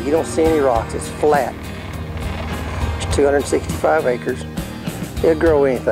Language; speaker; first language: English; native; English